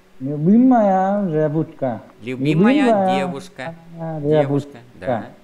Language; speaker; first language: Russian; non-native, learner; Vietnamese